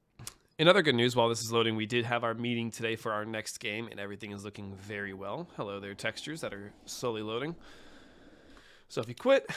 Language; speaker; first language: English; native; English